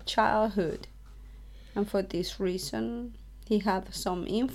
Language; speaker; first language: English; non-native, learner; Spanish